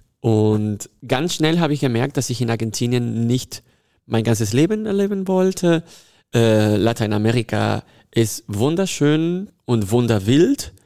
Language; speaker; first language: German; non-native, fluent; Spanish